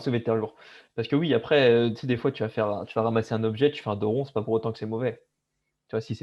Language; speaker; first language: French; native; French